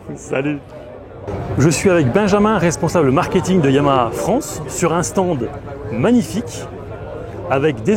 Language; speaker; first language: French; native; French